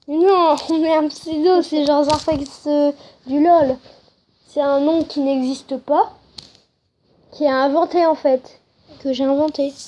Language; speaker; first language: French; native; French